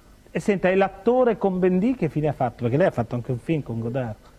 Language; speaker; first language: Italian; native; Italian